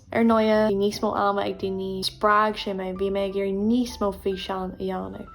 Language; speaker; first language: Irish; non-native, local second language; English